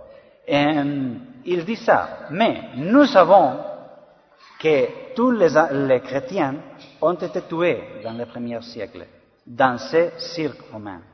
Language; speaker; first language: French; non-native, learner; Spanish